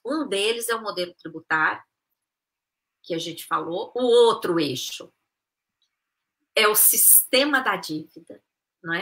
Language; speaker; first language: Portuguese; native; Portuguese